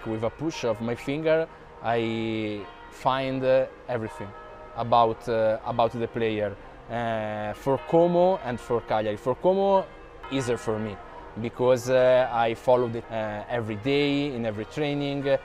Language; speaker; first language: English; non-native, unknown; Italian